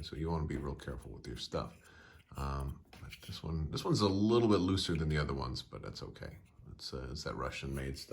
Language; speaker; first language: English; native; English